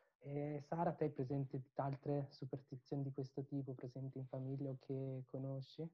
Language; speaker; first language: Italian; early bilingual, other home language; Tamil